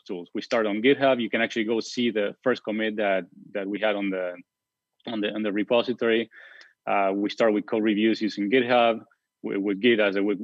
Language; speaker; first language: English; non-native, fluent; Spanish